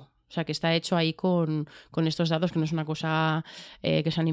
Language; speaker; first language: Spanish; native; Spanish